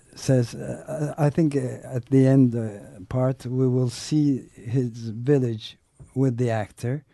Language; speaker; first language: English; non-native, fluent; Turkish